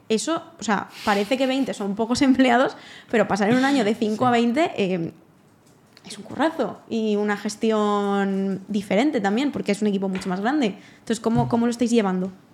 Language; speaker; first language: Spanish; native; Spanish